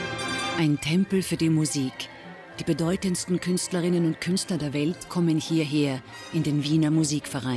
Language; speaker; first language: German; native; German